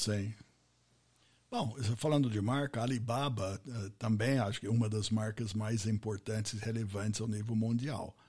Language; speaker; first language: Portuguese; non-native, fluent; English